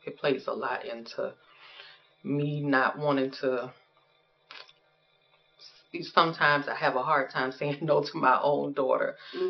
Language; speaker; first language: English; native; English